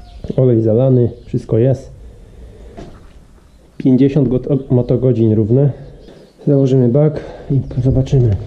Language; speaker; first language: Polish; native; Polish